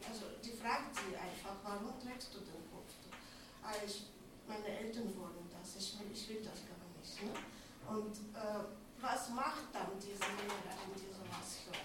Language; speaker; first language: German; non-native, fluent; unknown